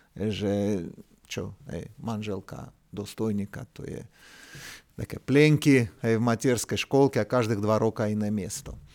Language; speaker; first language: Slovak; non-native, fluent; Russian